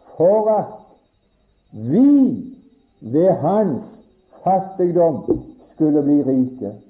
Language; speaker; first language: Norwegian; native; Norwegian